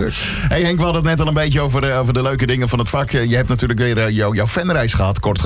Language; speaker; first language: Dutch; native; Dutch